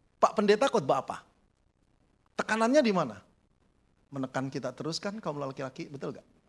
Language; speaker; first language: Indonesian; native; Indonesian